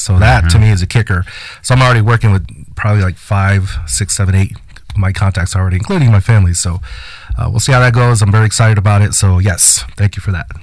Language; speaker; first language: English; early bilingual, other home language; Spanish